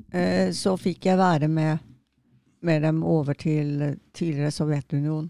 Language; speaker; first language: Norwegian; native; Norwegian